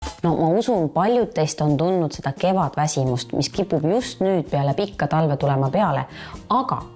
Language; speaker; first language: Estonian; native; Estonian